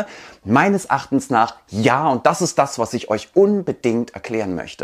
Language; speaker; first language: German; native; German